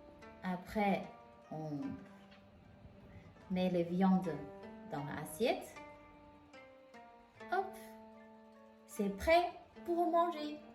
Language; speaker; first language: French; non-native, local second language; Chinese